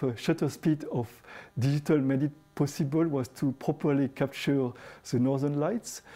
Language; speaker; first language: English; non-native, fluent; French